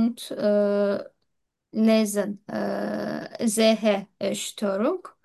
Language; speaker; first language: German; non-native, learner; Turkish